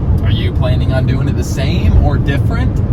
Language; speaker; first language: English; native; English